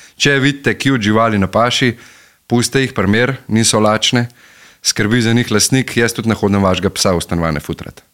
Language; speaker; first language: Slovenian; native; Slovenian